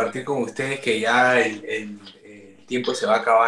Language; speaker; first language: Spanish; native; Spanish